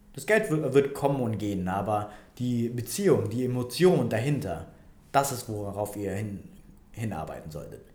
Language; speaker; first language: German; non-native, fluent; Vietnamese